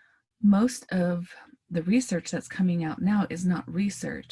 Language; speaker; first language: English; native; English